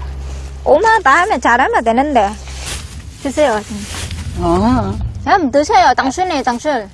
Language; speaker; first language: Korean; non-native, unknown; Vietnamese